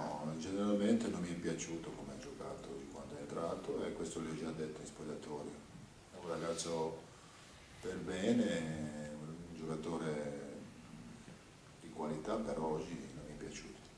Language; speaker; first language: Italian; non-native, fluent; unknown